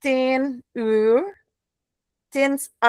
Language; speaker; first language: Dutch; non-native, learner; Indonesian